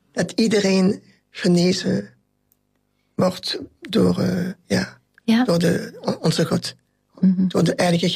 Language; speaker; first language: Dutch; non-native, local second language; French